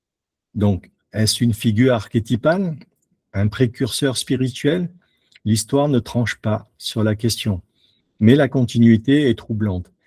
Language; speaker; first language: French; native; French